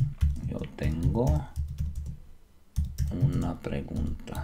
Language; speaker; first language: Spanish; non-native, fluent; Slovak